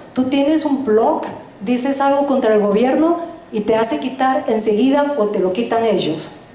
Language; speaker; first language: Spanish; early bilingual, other home language; Chinese